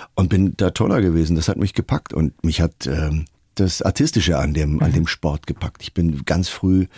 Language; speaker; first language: German; native; German